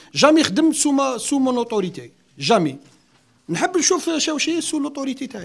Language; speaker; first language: French; non-native, local second language; Arabic